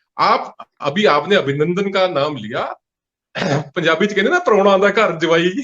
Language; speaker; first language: Hindi; non-native, local second language; Punjabi